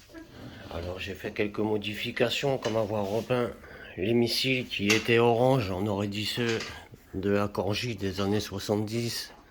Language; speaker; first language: French; native; French